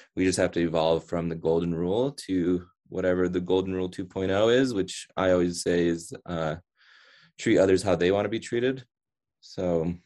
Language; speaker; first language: English; early bilingual, other home language; Hindi